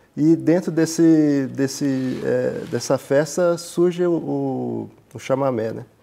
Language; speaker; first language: Portuguese; native; Portuguese